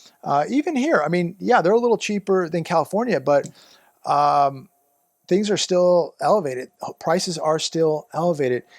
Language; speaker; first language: English; native; English